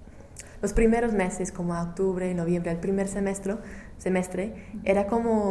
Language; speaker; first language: Spanish; non-native, fluent; English